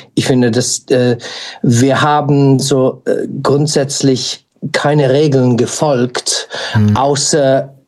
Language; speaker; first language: German; non-native, fluent; English